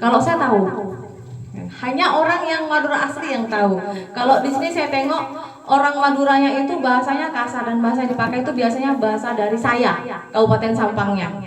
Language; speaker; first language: Indonesian; non-native, local second language; Madurese